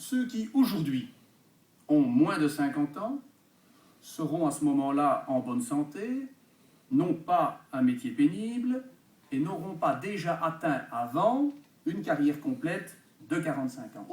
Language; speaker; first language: French; native; French